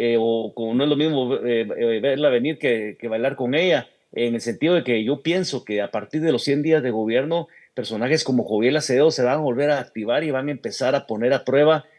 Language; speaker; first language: Spanish; native; Spanish